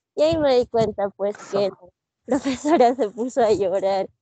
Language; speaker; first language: Spanish; native; Spanish